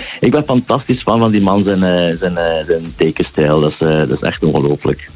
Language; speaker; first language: Dutch; native; Dutch